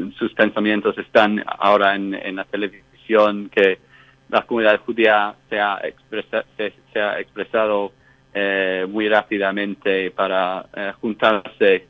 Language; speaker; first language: Spanish; non-native, fluent; English